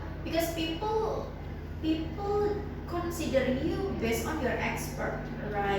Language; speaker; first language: English; non-native, fluent; Indonesian